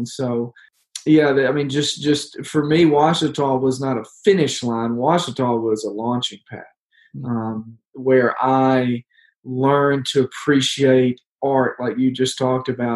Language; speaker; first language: English; native; English